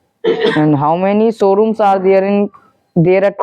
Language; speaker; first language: English; non-native, learner; Hindi